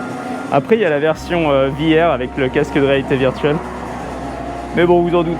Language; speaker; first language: French; native; French